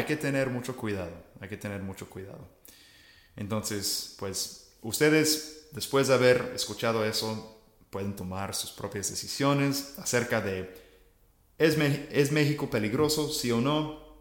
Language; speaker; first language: Spanish; non-native, fluent; English